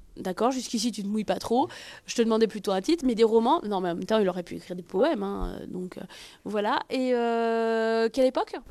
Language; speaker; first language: French; native; French